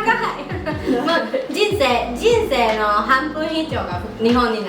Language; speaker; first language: Japanese; non-native, fluent; Chinese